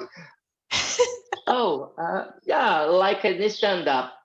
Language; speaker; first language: English; non-native, fluent; Portuguese